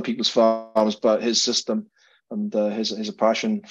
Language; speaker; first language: English; native; English